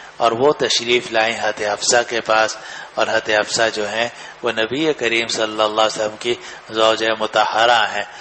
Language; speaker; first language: Urdu; native; Urdu